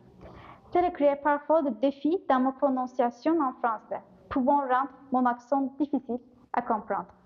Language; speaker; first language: French; non-native, fluent; Turkish